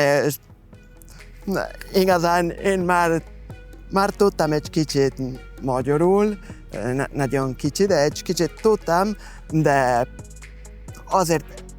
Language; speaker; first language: Hungarian; non-native, fluent; Spanish